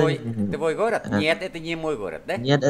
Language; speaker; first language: Russian; non-native, fluent; Vietnamese